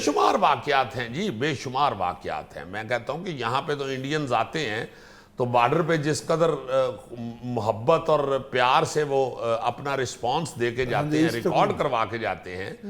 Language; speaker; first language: Urdu; native; Urdu